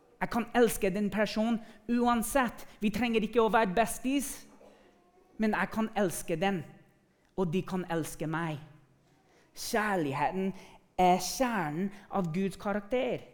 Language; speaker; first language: Norwegian; non-native, fluent; English